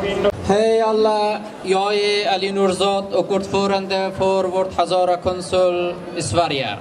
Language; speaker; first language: Swedish; non-native, fluent; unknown